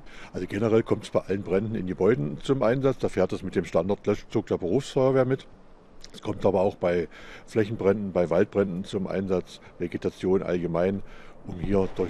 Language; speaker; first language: German; native; German